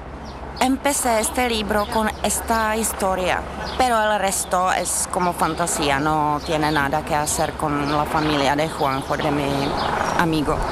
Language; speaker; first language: Spanish; non-native, fluent; Czech